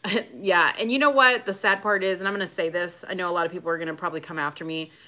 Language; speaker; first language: English; native; English